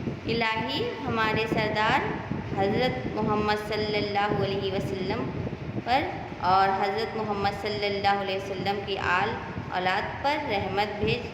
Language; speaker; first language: Urdu; native; Urdu